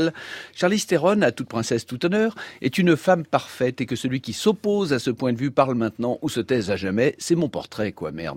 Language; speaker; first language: French; native; French